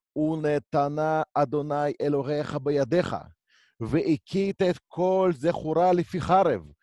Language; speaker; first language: Hebrew; native; Hebrew